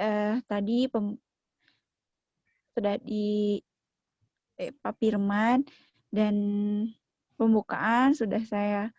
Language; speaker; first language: Indonesian; native; Indonesian